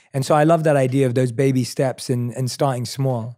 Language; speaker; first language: English; native; English